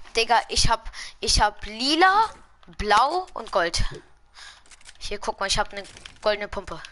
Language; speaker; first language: German; native; German